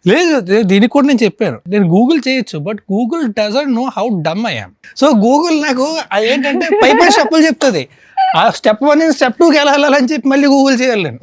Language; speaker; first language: Telugu; native; Telugu